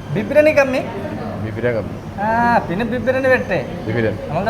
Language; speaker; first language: Malayalam; non-native, learner; Bangla